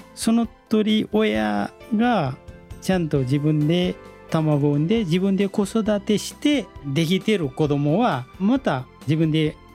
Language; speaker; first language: Japanese; non-native, fluent; Nepali